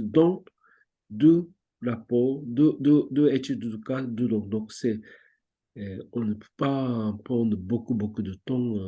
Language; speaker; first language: French; non-native, fluent; Japanese